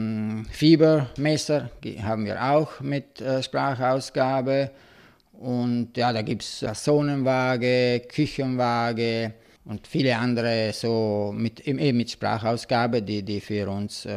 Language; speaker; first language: German; non-native, local second language; Italian